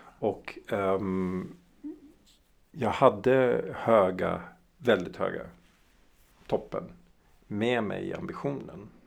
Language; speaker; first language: Swedish; early bilingual, heritage; Swedish